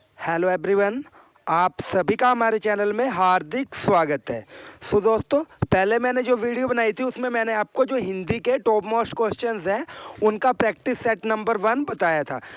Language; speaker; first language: Hindi; native; Hindi